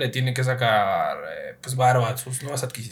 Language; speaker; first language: Spanish; native; Spanish